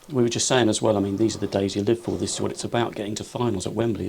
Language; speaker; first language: English; native; English